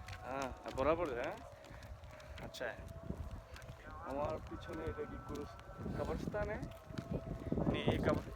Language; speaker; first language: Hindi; non-native, learner; Bangla